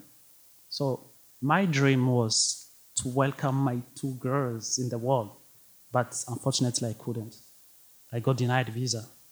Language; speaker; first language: English; non-native, fluent; Rundi